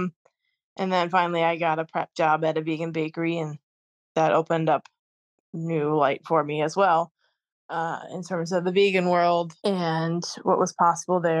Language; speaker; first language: English; native; English